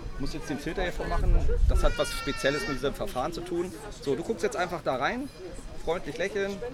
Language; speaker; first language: German; native; German